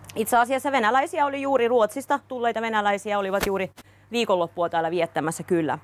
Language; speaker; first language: Finnish; early bilingual, other home language; Russian